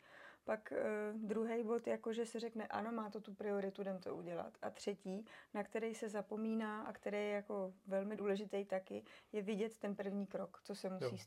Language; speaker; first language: Czech; native; Czech